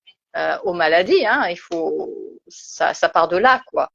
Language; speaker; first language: French; native; French